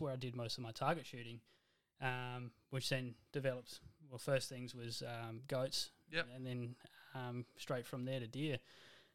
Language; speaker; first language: English; native; English